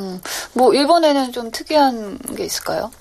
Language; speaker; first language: Korean; native; Korean